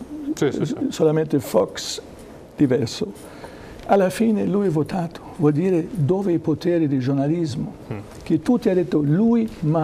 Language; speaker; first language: Italian; non-native, learner; German